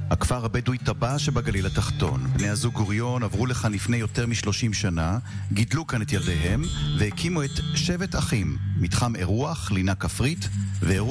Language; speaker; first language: Hebrew; native; Hebrew